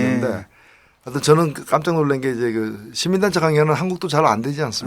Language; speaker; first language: Korean; native; Korean